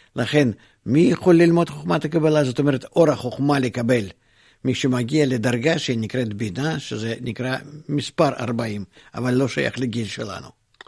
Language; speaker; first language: Hebrew; non-native, fluent; Russian